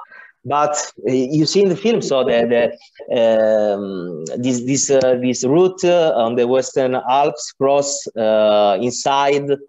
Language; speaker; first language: English; non-native, learner; Italian